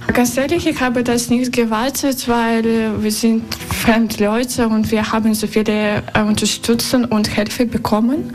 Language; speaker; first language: German; non-native, learner; Russian